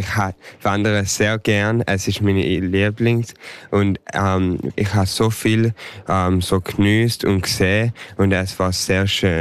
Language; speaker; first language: German; early bilingual, heritage; English